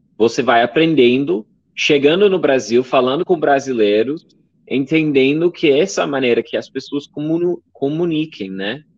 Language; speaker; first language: Portuguese; non-native, fluent; English